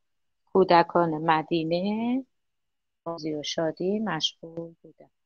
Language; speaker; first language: Persian; native; Persian